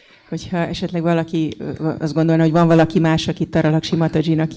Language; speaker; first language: Hungarian; native; Hungarian